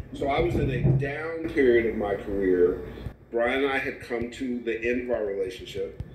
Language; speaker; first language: English; native; English